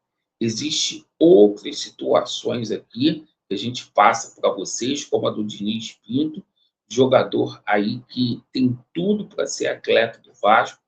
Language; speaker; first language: Portuguese; native; Portuguese